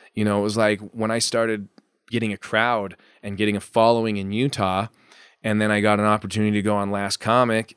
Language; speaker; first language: English; native; English